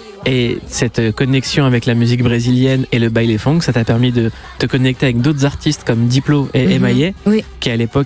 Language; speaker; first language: French; native; French